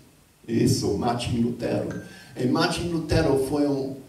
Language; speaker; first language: Portuguese; non-native, fluent; English